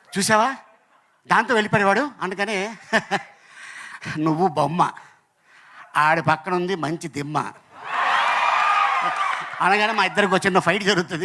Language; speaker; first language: Telugu; native; Telugu